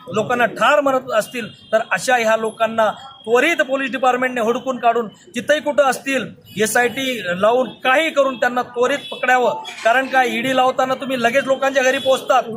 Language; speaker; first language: Marathi; non-native, local second language; Lambadi